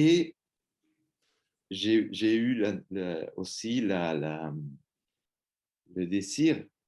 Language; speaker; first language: French; non-native, fluent; Spanish